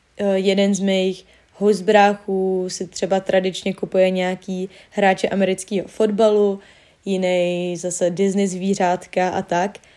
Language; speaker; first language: Czech; native; Czech